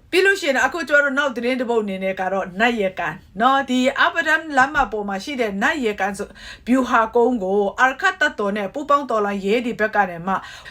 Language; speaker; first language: Burmese; non-native, local second language; Kachin